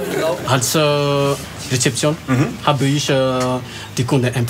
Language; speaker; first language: German; non-native, learner; Malagasy